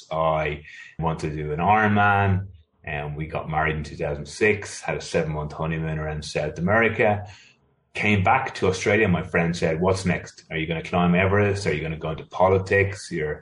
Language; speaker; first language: English; native; English